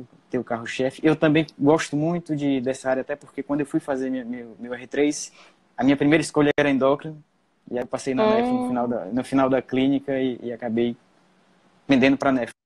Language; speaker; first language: Portuguese; native; Portuguese